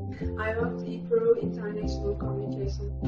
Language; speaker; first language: English; non-native, fluent; Turkish